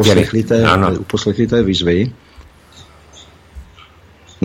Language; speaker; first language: Czech; native; Czech